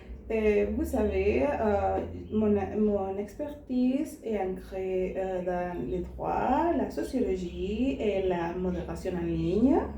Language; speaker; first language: French; non-native, learner; Spanish